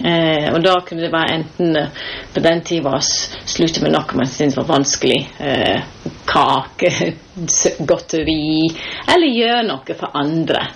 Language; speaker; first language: Norwegian; non-native, fluent; English